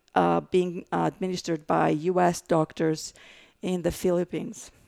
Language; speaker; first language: English; non-native, fluent; Greek